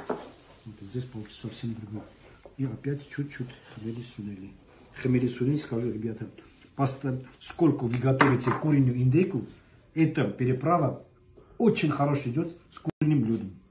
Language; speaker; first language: Russian; non-native, fluent; Armenian